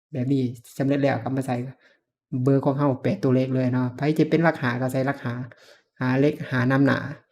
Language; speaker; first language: Lao; native; Lao